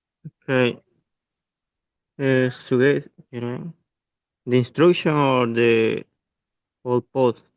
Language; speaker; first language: English; non-native, learner; Spanish